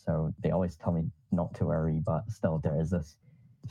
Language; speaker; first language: English; non-native, local second language; Cantonese